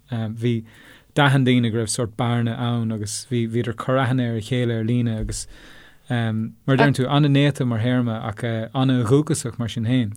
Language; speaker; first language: Irish; non-native, local second language; English